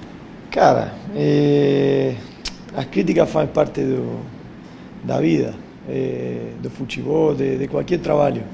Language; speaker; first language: Portuguese; non-native, fluent; Spanish